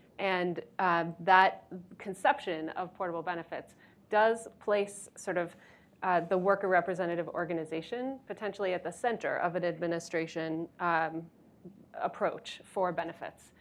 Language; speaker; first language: English; native; English